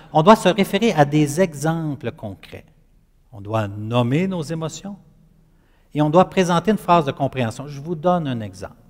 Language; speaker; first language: French; native; French